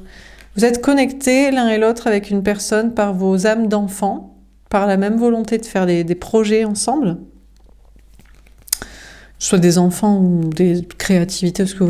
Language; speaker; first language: French; native; French